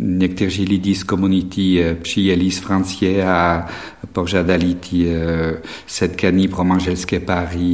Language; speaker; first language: Czech; non-native, fluent; French